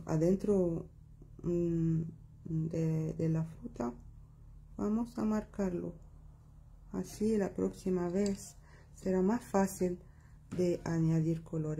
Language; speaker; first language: Spanish; non-native, fluent; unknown